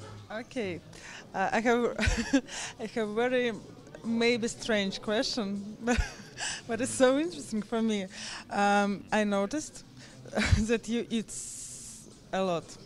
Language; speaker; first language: English; non-native, learner; Russian